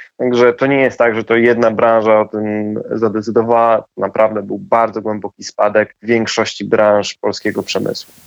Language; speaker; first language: Polish; native; Polish